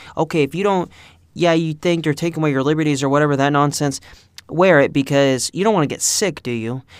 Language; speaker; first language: English; early bilingual, other home language; Spanish